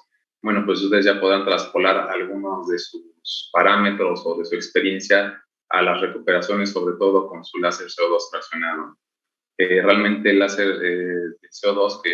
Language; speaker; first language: Spanish; native; Spanish